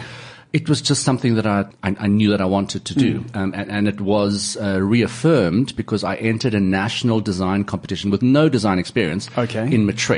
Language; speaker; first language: English; native; English